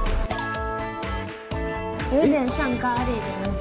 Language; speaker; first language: Chinese; non-native, fluent; Japanese